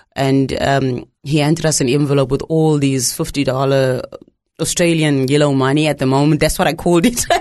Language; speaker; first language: English; non-native, local second language; Shona